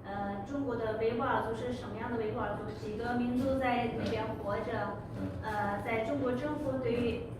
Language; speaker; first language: Chinese; non-native, local second language; Uyghur